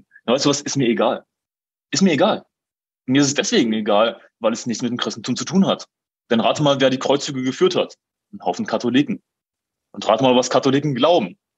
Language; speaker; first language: German; native; German